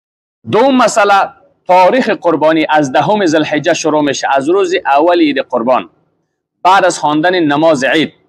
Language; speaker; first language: Persian; native; Persian